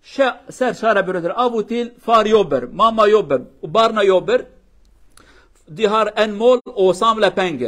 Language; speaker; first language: Swedish; non-native, learner; Kurdish